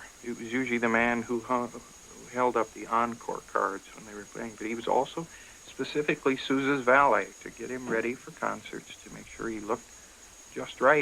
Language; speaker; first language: English; native; English